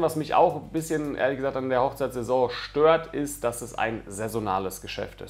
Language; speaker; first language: German; native; German